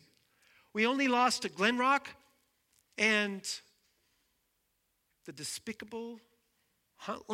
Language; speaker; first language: English; native; English